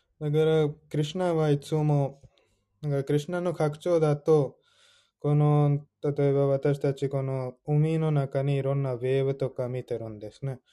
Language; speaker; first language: Japanese; non-native, fluent; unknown